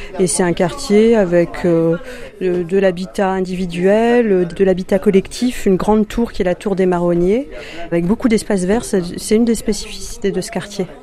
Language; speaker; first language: French; native; French